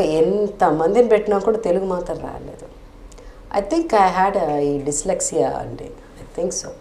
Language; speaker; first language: Telugu; native; Telugu